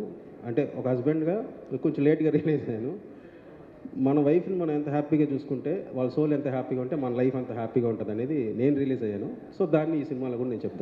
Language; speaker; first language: Telugu; native; Telugu